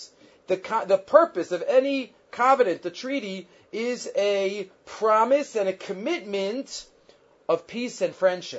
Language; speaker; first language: English; native; English